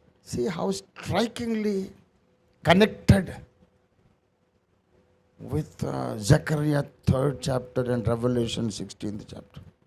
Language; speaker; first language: English; non-native, local second language; Telugu